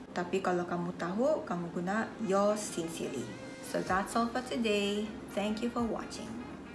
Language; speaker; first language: English; non-native, local second language; Malay